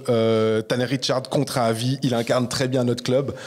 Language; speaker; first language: French; native; French